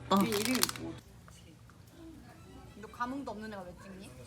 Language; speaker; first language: Korean; native; Korean